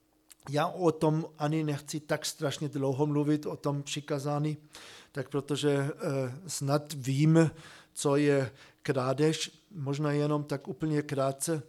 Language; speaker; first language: Czech; non-native, fluent; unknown